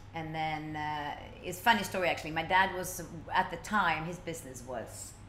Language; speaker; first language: English; early bilingual, other home language; Swedish